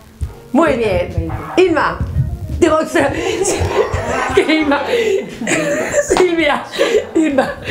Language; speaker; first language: Spanish; native; Spanish